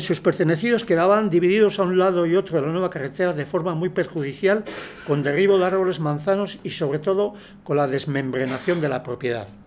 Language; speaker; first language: Spanish; non-native, local second language; Basque